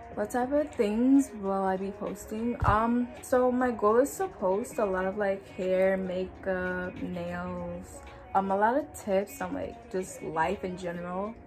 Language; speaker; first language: English; native; English